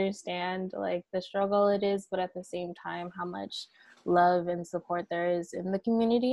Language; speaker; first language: English; native; English